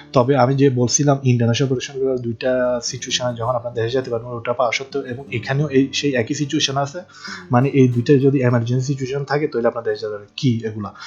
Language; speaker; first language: Bangla; native; Bangla